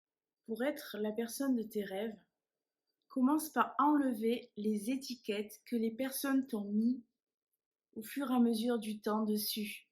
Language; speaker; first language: French; native; French